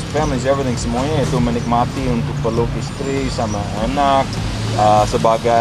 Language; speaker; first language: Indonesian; non-native, fluent; English